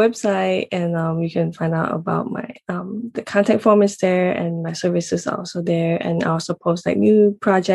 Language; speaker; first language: English; non-native, local second language; Cantonese